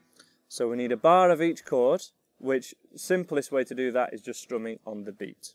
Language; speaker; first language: English; native; English